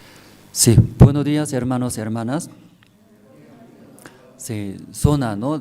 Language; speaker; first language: Spanish; non-native, fluent; Korean